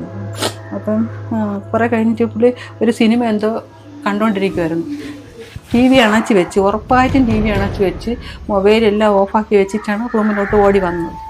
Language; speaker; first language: Malayalam; native; Malayalam